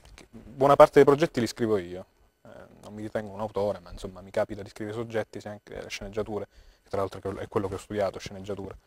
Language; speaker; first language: Italian; early bilingual, heritage; Italian